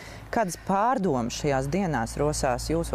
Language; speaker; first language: Latvian; native; Latvian